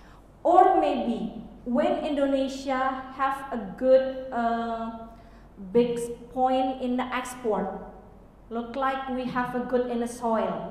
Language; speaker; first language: English; non-native, learner; Indonesian